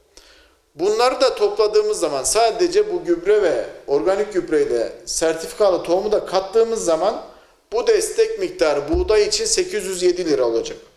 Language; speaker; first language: Turkish; native; Turkish